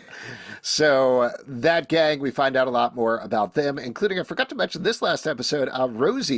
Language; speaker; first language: English; native; English